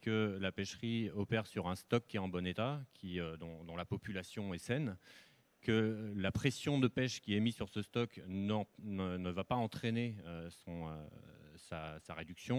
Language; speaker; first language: French; native; French